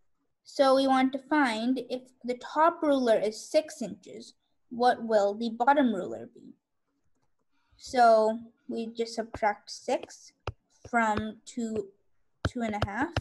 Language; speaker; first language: English; native; English